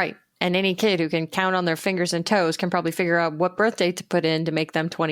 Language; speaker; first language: English; native; English